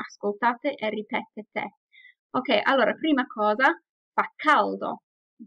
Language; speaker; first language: Italian; non-native, fluent; English